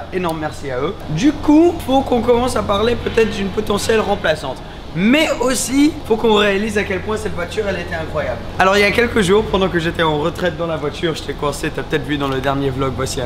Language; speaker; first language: French; native; French